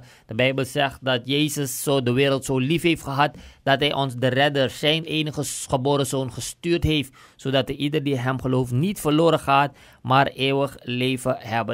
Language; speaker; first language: Dutch; native; Dutch